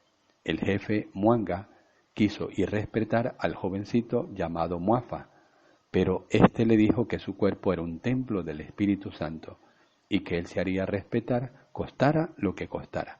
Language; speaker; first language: Spanish; native; Spanish